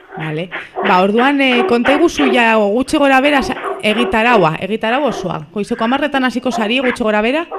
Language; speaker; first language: Basque; non-native, local second language; Spanish